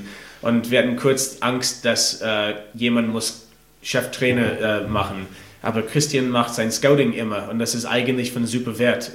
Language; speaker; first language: German; non-native, fluent; English